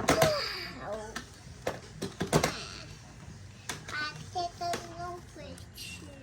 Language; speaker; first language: Chinese; early bilingual, heritage; Chinese